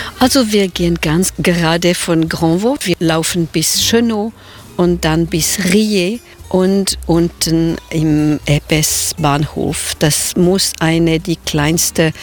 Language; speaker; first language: German; non-native, local second language; French